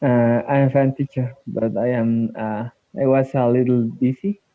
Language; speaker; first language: English; non-native, learner; Spanish